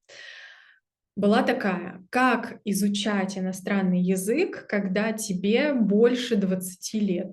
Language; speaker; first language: Russian; native; Russian